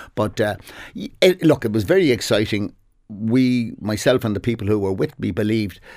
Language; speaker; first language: English; native; English